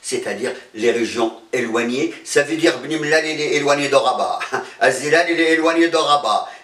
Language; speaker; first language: French; non-native, local second language; Arabic